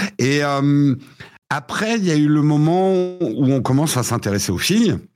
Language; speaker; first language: French; early bilingual, other home language; English